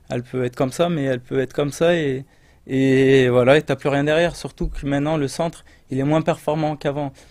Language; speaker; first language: French; native; French